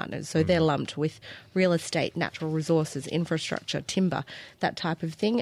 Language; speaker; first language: English; native; English